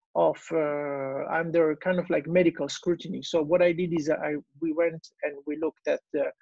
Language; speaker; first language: English; non-native, fluent; Italian